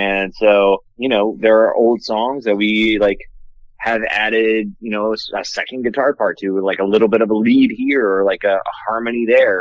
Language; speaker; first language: English; native; English